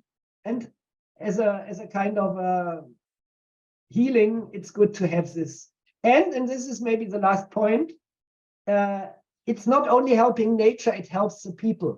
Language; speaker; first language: English; non-native, fluent; German